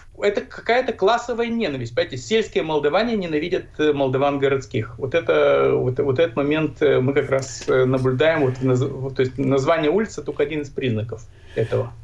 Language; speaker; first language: Russian; native; Russian